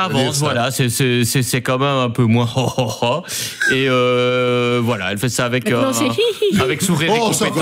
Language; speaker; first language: French; native; French